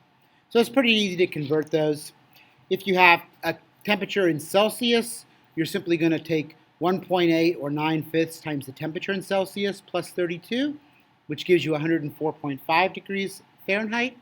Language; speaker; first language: English; native; English